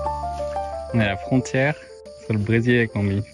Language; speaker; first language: French; native; French